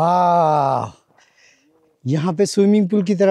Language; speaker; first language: Hindi; non-native, fluent; Bangla